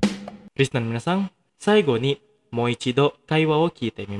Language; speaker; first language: Japanese; non-native, fluent; Indonesian